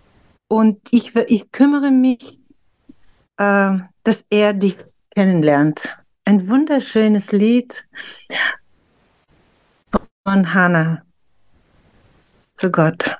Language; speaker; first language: German; non-native, fluent; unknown